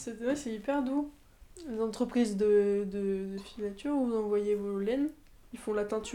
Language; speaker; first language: French; native; French